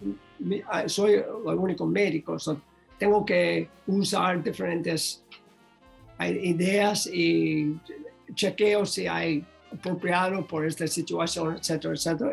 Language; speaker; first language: Spanish; non-native, learner; English